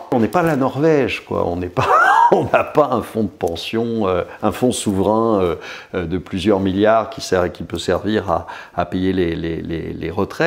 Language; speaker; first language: French; native; French